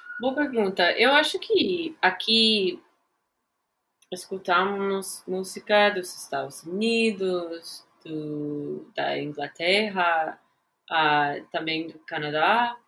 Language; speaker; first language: Portuguese; non-native, fluent; English